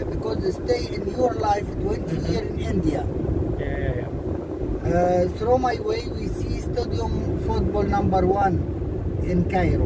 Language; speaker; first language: English; non-native, learner; Arabic